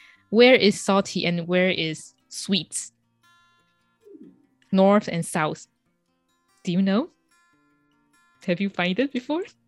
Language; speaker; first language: English; non-native, fluent; Chinese